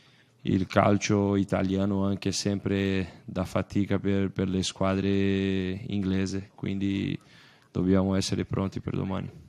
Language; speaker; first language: Italian; non-native, fluent; Portuguese